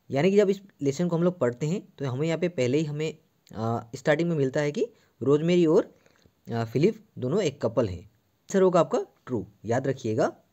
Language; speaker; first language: Hindi; non-native, local second language; Assamese